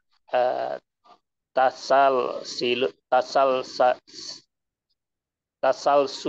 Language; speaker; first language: Arabic; non-native, learner; Indonesian